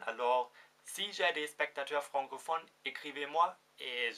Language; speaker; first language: French; non-native, fluent; German